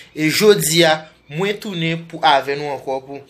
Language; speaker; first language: French; non-native, learner; Portuguese